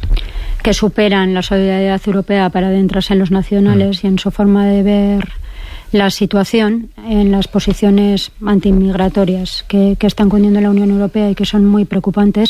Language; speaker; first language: Spanish; native; Spanish